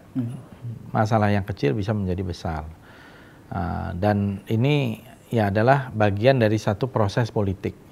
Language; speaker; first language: Indonesian; native; Indonesian